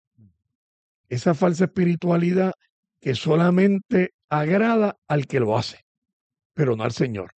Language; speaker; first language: Spanish; native; Spanish